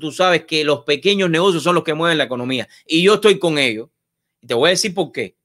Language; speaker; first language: Spanish; native; Spanish